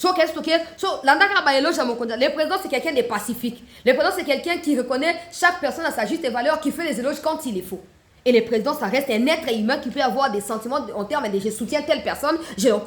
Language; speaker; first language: French; non-native, local second language; Lingala